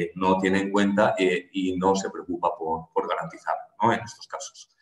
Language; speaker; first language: Spanish; native; Spanish